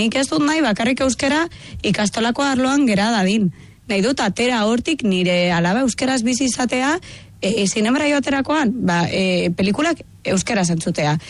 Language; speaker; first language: Basque; non-native, local second language; Spanish